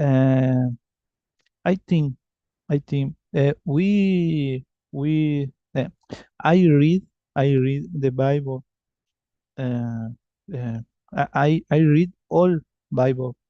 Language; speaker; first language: English; non-native, learner; Spanish